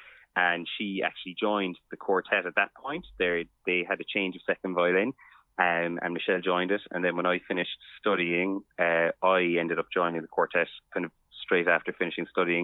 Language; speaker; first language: English; native; English